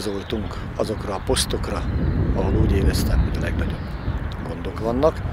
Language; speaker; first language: Hungarian; native; Hungarian